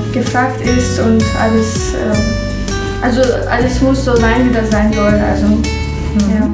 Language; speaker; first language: German; non-native, fluent; Russian